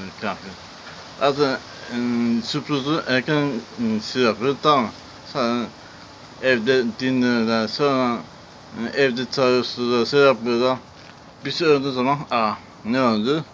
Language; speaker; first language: Turkish; non-native, learner; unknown